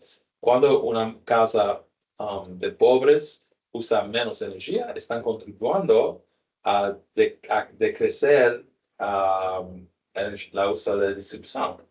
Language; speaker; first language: Portuguese; non-native, learner; Spanish